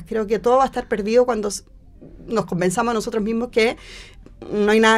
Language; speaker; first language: Spanish; native; Spanish